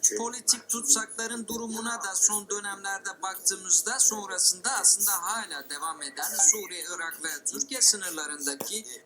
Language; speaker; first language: Turkish; native; Turkish